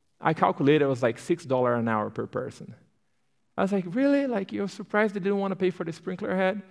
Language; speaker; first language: English; non-native, fluent; Portuguese